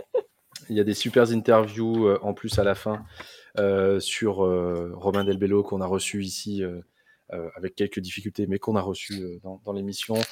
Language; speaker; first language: French; native; French